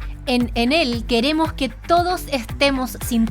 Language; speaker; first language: Spanish; native; Spanish